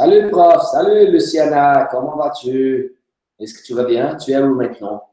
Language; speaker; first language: French; non-native, fluent; Portuguese